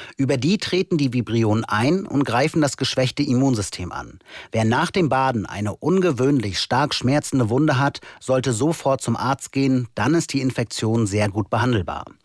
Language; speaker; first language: German; native; German